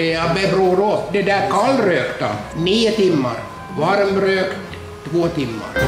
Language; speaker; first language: Swedish; native; Swedish